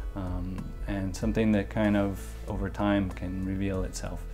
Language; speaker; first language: English; native; English